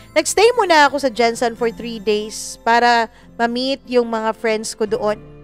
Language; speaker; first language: Filipino; non-native, local second language; Cebuano